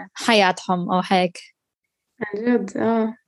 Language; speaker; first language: Arabic; non-native, learner; English